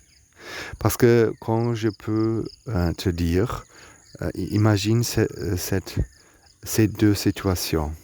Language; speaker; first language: French; non-native, learner; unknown